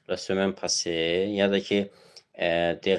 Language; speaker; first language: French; non-native, fluent; Azerbaijani